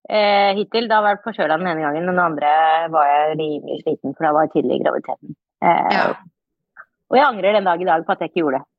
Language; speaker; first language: Norwegian; early bilingual, other home language; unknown